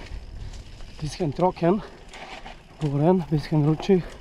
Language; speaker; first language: German; non-native, fluent; Polish